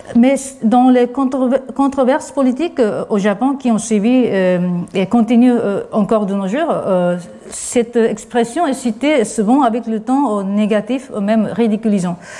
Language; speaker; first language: French; non-native, fluent; Japanese